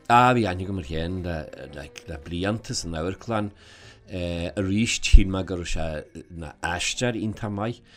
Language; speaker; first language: Irish; native; Irish